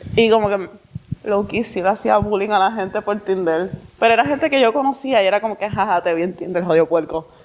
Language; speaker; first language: Spanish; non-native, learner; English